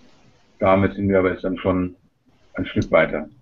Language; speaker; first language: German; native; German